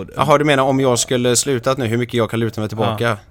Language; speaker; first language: Swedish; native; Swedish